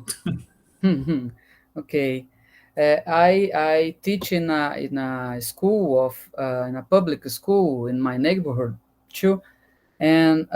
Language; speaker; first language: English; non-native, learner; Portuguese